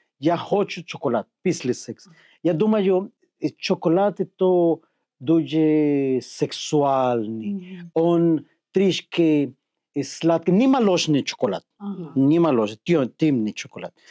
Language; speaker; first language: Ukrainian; non-native, learner; Spanish